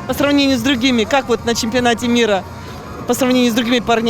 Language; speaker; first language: Russian; native; Russian